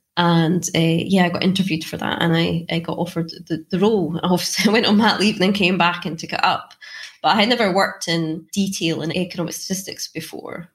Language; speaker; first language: English; native; English